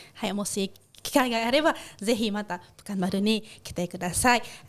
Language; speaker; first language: Japanese; non-native, fluent; Indonesian